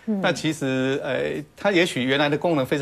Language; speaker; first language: Chinese; native; Chinese